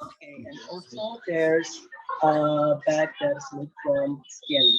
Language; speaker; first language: English; non-native, fluent; Indonesian